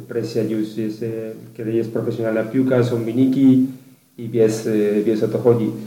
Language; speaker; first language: Polish; non-native, learner; Spanish